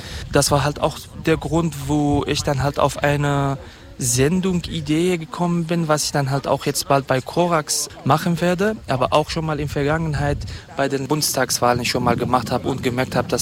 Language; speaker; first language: German; non-native, fluent; Kurdish